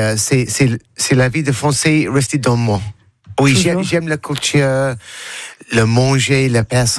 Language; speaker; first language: French; non-native, learner; English